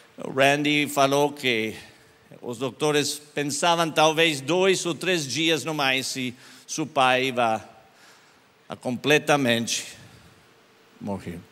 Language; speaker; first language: Portuguese; non-native, learner; English